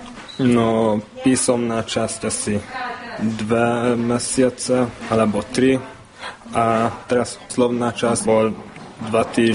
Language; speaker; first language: Slovak; non-native, learner; Hungarian